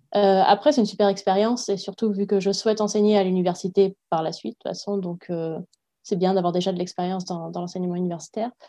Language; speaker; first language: French; native; French